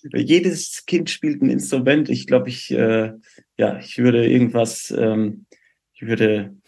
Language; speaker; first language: German; native; German